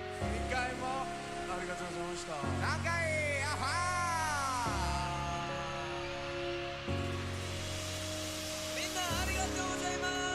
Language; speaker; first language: Japanese; non-native, learner; Korean